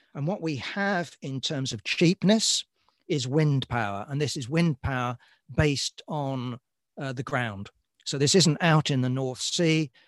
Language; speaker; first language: English; native; English